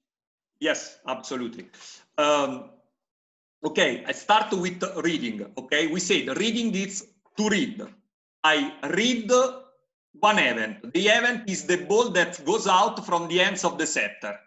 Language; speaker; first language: English; non-native, fluent; Italian